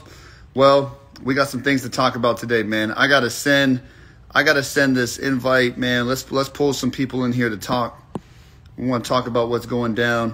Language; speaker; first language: English; native; English